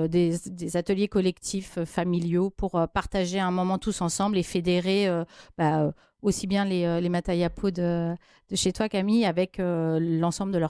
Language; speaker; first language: French; native; French